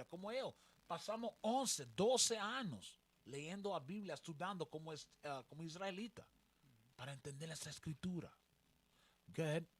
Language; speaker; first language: Portuguese; non-native, learner; Spanish